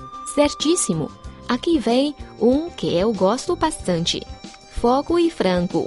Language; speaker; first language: Portuguese; non-native, fluent; Chinese